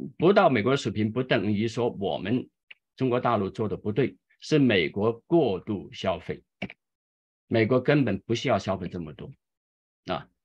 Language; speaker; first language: Chinese; native; Chinese